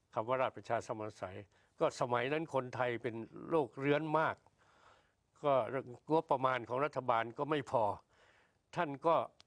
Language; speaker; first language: Thai; native; Thai